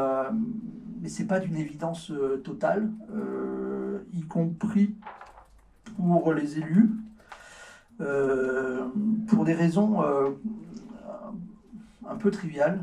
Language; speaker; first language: French; native; French